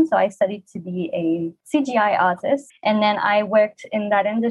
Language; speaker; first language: English; non-native, fluent; French